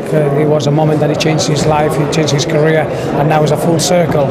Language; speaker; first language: English; non-native, fluent; Spanish